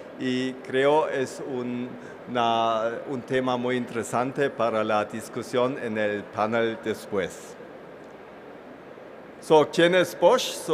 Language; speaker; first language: Spanish; non-native, fluent; German